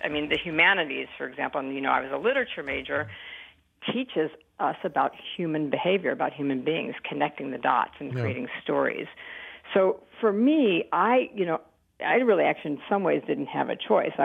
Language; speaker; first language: English; native; English